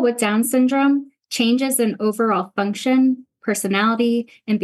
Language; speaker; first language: English; native; English